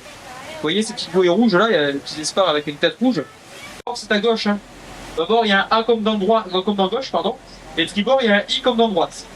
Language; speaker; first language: French; native; French